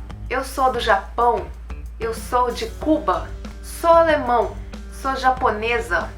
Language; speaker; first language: Portuguese; native; Portuguese